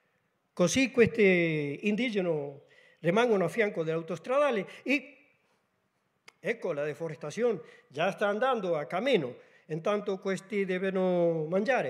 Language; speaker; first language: Italian; non-native, learner; Spanish